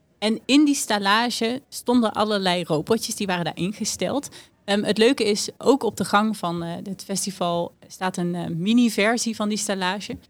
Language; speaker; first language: Dutch; native; Dutch